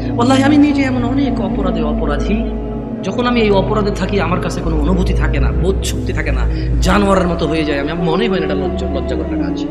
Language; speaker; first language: Bangla; early bilingual, heritage; Bangla